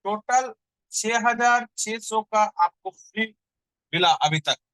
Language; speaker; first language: Hindi; non-native, local second language; Bangla